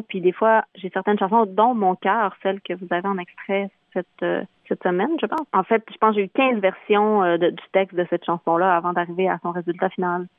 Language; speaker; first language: French; native; French